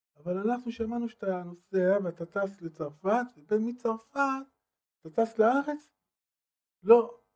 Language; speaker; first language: Hebrew; non-native, fluent; French